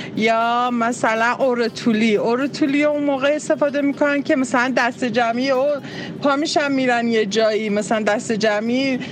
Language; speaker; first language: Persian; native; Persian